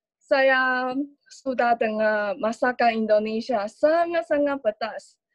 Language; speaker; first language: Indonesian; non-native, learner; Chinese